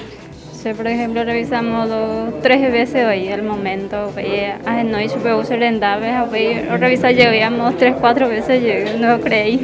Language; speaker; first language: Spanish; non-native, local second language; Guarani